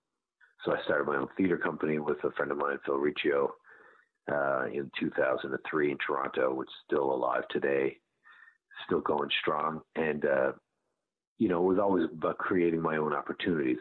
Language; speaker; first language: English; native; English